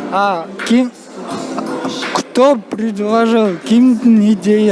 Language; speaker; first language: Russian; non-native, local second language; Kyrgyz